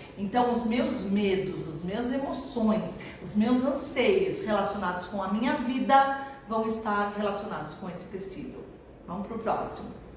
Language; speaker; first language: Portuguese; native; Portuguese